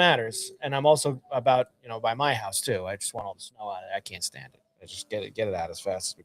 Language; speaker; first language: English; native; English